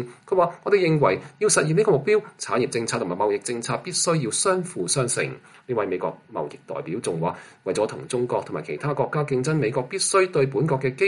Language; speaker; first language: Chinese; non-native, local second language; Cantonese